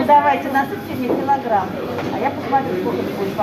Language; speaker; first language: Russian; native; Russian